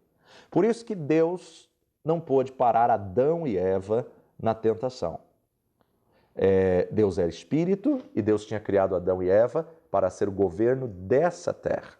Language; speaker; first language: Portuguese; native; Portuguese